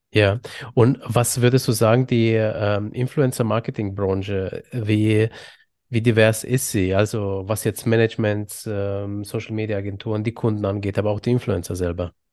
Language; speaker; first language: German; native; German